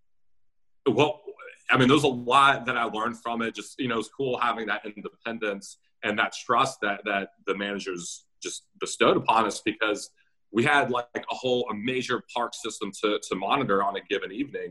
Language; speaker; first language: English; native; English